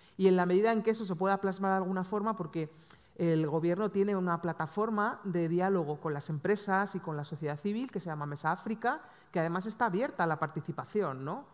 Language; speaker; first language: Spanish; native; Spanish